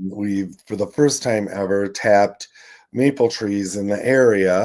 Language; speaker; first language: English; native; English